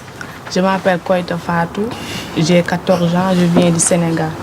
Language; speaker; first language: French; non-native, learner; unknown